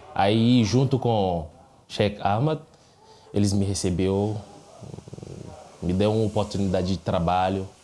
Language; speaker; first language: Portuguese; non-native, fluent; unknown